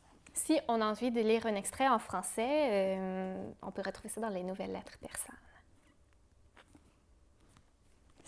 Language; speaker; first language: French; native; French